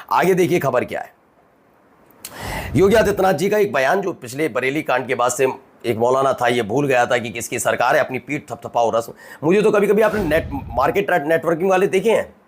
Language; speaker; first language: Hindi; native; Hindi